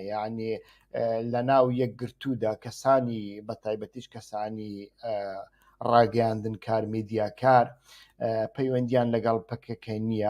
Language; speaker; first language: Central Kurdish; native; Central Kurdish